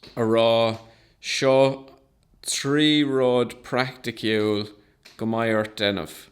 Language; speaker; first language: Irish; non-native, local second language; English